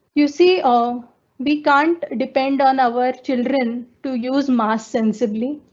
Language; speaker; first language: English; non-native, local second language; Marathi